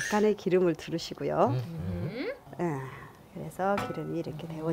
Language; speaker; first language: Korean; native; Korean